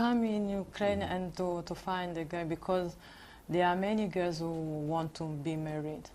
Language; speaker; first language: English; non-native, learner; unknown